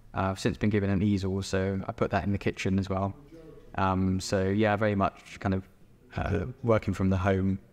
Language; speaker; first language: English; native; English